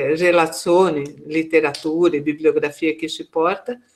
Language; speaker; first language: Italian; non-native, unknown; Portuguese